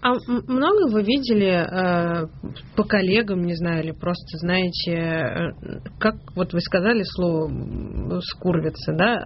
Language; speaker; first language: Russian; native; Russian